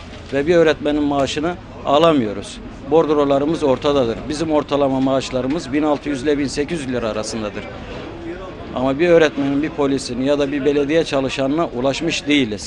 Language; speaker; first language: Turkish; native; Turkish